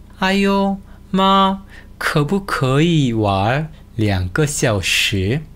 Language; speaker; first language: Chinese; non-native, fluent; Korean